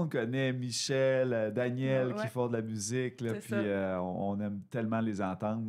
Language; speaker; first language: French; native; French